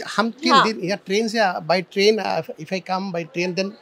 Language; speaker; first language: Hindi; non-native, local second language; Assamese